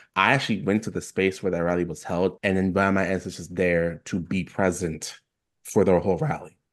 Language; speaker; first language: English; native; English